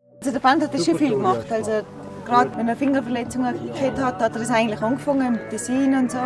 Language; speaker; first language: German; native; German